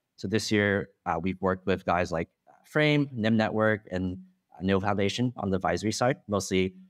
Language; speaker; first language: English; non-native, fluent; Chinese